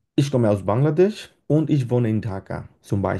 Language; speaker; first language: German; non-native, fluent; Bangla